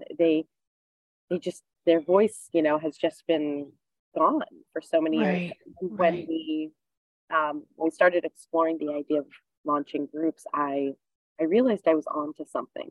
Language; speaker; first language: English; native; English